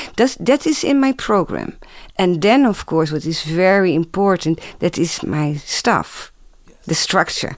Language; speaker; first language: English; non-native, fluent; Dutch